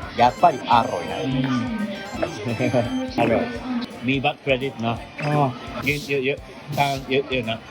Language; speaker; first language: Thai; non-native, learner; Japanese